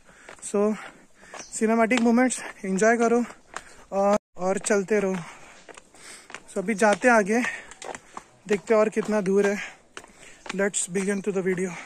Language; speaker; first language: Hindi; native; Hindi